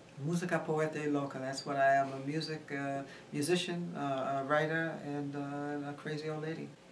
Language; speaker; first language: English; early bilingual, other home language; Spanish